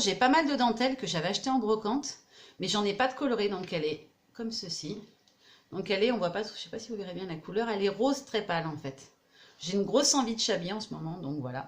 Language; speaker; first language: French; native; French